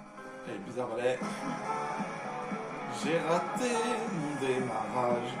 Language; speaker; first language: French; native; French